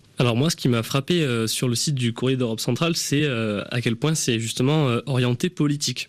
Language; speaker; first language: French; native; French